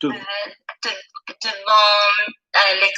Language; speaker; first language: French; non-native, learner; English